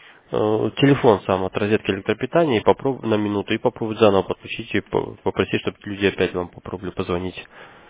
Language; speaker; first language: Russian; native; Russian